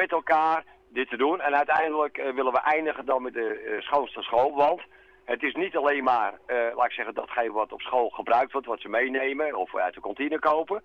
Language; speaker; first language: Dutch; native; Dutch